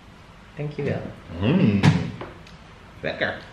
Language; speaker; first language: Dutch; native; Dutch